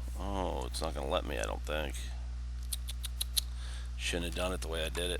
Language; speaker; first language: English; native; English